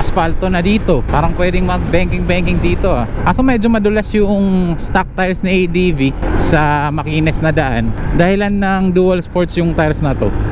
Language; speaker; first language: Filipino; native; Filipino